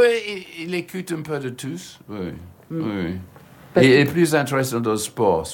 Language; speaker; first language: French; non-native, fluent; English